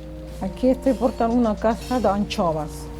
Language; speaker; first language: Catalan; non-native, local second language; Fula